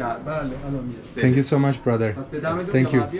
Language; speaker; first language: English; non-native, fluent; Azerbaijani